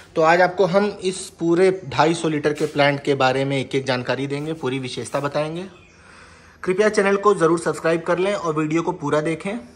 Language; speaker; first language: Hindi; native; Hindi